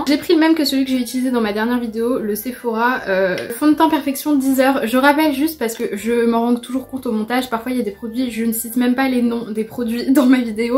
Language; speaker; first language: French; native; French